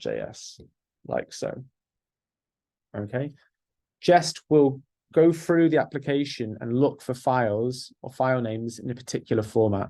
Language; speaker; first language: English; native; English